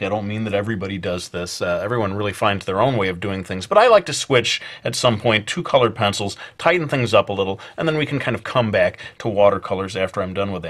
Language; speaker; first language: English; native; English